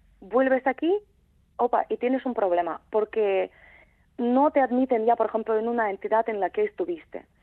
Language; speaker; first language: Spanish; non-native, fluent; Ukrainian